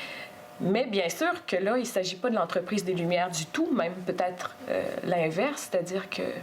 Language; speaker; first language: French; native; French